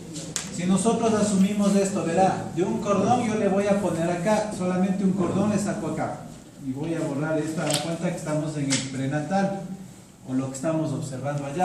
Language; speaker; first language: Spanish; native; Spanish